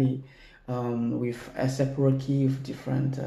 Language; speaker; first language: English; non-native, learner; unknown